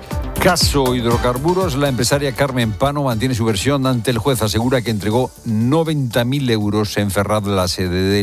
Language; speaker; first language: Spanish; native; Spanish